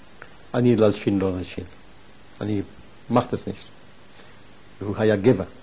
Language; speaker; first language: Hebrew; non-native, fluent; German